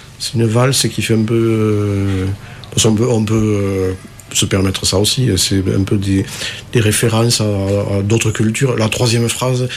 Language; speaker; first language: French; native; French